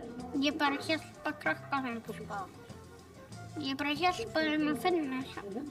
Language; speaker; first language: Icelandic; early bilingual, other home language; Polish